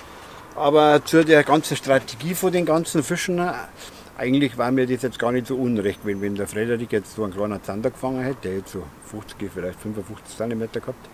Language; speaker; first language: German; native; German